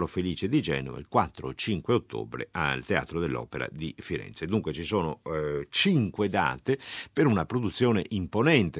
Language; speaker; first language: Italian; native; Italian